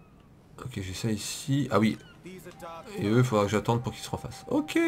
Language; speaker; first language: French; native; French